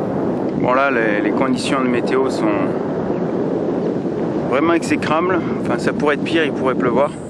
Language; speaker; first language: French; native; French